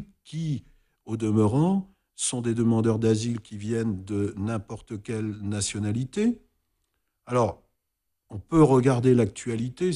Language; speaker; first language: French; native; French